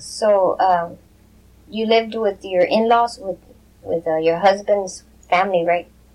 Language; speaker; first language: English; early bilingual, other home language; Spanish